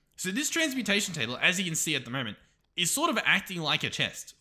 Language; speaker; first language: English; native; English